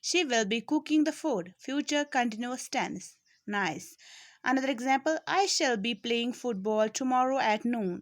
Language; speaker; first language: English; non-native, local second language; Urdu